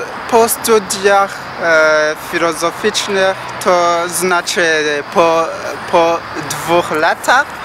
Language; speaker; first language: Polish; non-native, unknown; Rundi